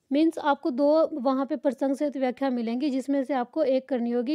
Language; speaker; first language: Hindi; non-native, local second language; Punjabi